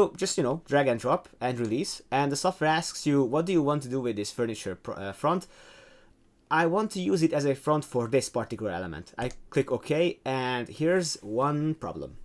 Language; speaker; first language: English; non-native, fluent; Hungarian